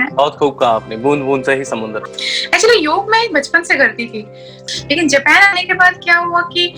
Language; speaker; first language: Hindi; non-native, local second language; Bangla